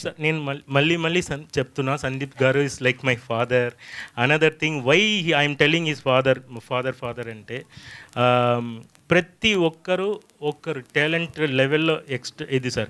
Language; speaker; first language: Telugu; non-native, fluent; Tamil